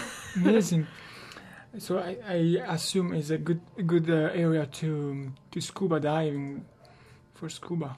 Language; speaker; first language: English; non-native, learner; Italian